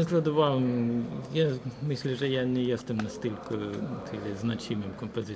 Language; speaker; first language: Polish; non-native, learner; Ukrainian